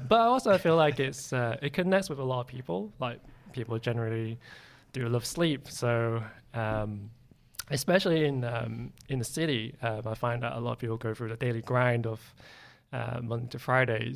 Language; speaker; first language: English; native; English